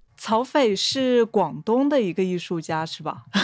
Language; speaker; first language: Chinese; native; Chinese